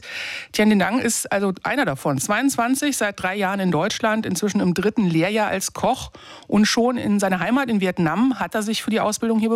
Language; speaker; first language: German; native; German